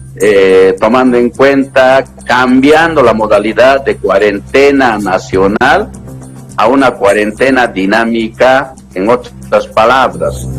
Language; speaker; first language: Spanish; native; Spanish